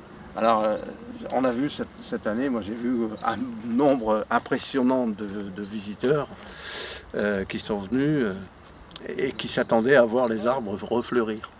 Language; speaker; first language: French; native; French